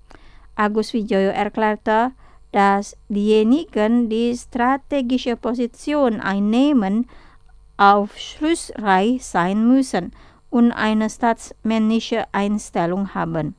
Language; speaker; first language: German; non-native, fluent; Indonesian